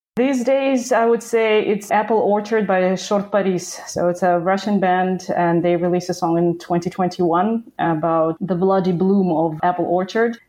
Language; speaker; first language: English; non-native, fluent; Russian